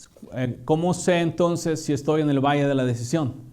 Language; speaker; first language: Spanish; native; Spanish